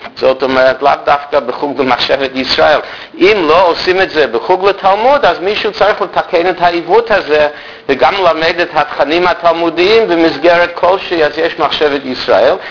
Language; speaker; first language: Hebrew; non-native, fluent; English